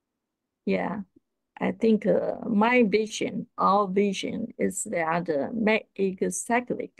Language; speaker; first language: English; non-native, fluent; Chinese